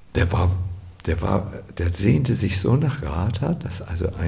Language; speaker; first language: German; native; German